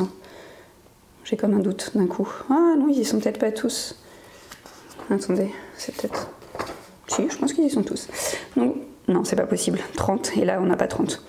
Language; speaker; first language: French; native; French